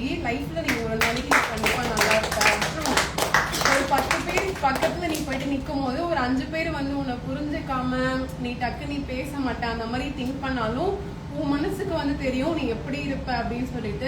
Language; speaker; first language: Tamil; native; Tamil